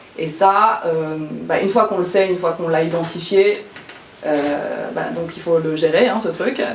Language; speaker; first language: French; early bilingual, other home language; Korean